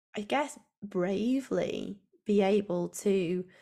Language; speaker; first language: English; native; English